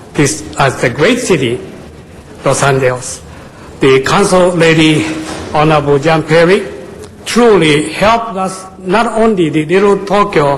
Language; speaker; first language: English; non-native, fluent; Japanese